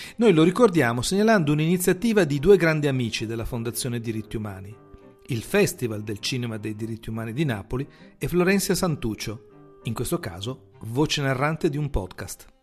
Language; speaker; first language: Italian; native; Italian